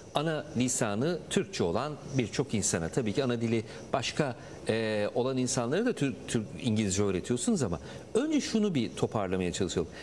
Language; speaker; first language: Turkish; native; Turkish